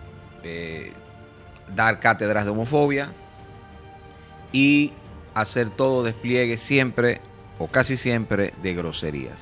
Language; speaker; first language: Spanish; native; Spanish